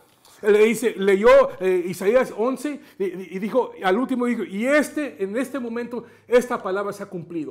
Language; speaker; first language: Spanish; native; Spanish